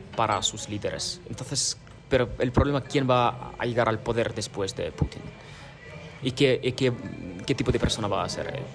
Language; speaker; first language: Spanish; non-native, fluent; Ukrainian